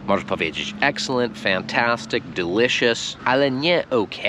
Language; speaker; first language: Polish; non-native, fluent; English